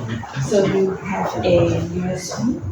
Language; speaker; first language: English; non-native, fluent; Spanish